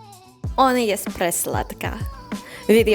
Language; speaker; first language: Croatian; non-native, learner; English